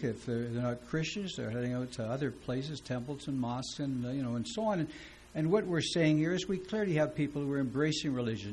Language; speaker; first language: English; native; English